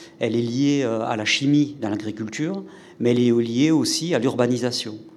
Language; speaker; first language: French; native; French